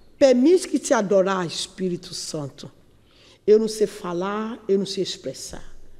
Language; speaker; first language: Portuguese; non-native, learner; Yoruba